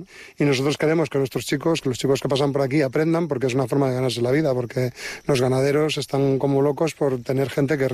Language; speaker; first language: Spanish; native; Spanish